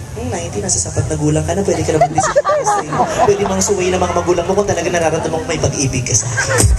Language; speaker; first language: Filipino; native; Filipino